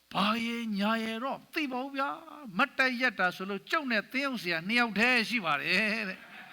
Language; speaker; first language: Burmese; non-native, local second language; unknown